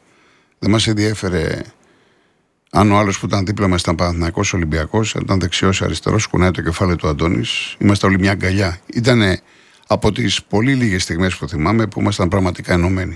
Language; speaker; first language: Greek; native; Greek